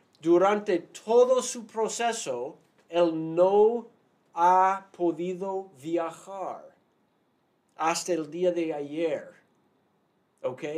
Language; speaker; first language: Spanish; non-native, fluent; English